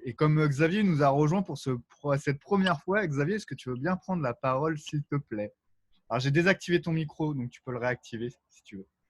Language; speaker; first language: French; native; French